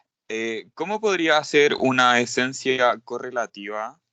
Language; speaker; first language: Spanish; native; Spanish